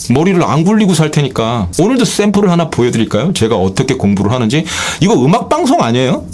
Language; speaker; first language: Korean; native; Korean